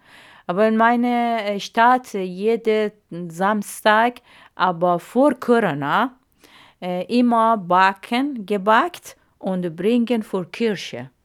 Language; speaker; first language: German; non-native, learner; Arabic